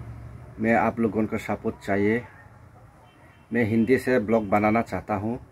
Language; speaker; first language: Hindi; non-native, local second language; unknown